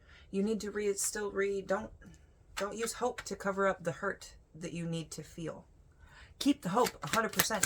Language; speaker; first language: English; native; English